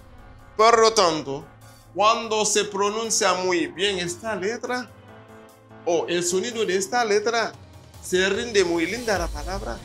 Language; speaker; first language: Spanish; non-native, fluent; Haitian Creole